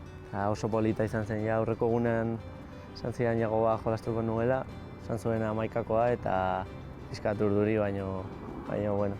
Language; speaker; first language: Basque; non-native, local second language; Spanish